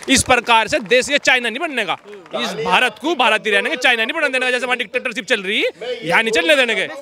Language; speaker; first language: Hindi; native; Hindi